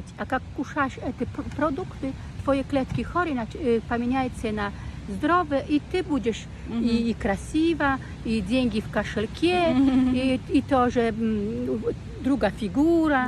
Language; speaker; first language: Russian; non-native, learner; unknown